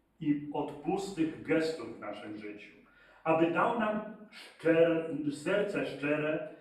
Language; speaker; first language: Polish; native; Polish